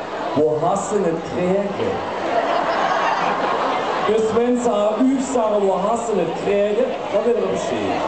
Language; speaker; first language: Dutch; non-native, local second language; Limburgish